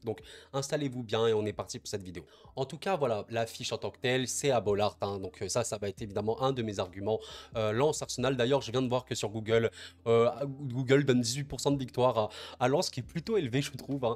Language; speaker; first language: French; native; French